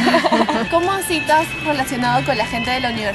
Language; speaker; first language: Spanish; native; Spanish